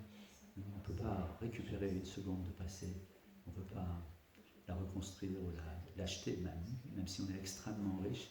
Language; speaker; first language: French; native; French